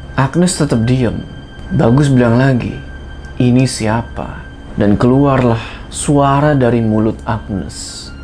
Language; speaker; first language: Indonesian; native; Indonesian